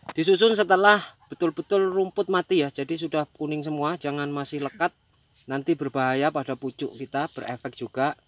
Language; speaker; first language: Indonesian; non-native, local second language; Javanese